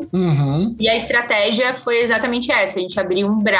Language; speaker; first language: Portuguese; native; Portuguese